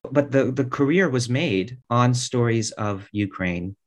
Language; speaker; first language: English; early bilingual, other home language; Russian